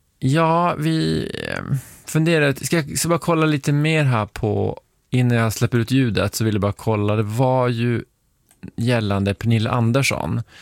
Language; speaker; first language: Swedish; native; Swedish